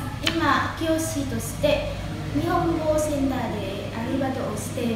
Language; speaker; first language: Japanese; non-native, learner; Vietnamese